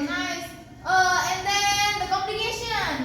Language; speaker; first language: English; non-native, learner; Indonesian